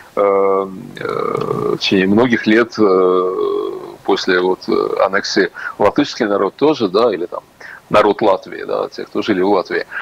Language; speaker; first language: Russian; native; Russian